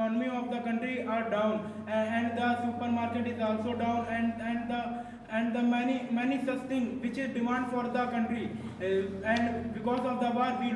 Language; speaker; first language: English; non-native, learner; Hindi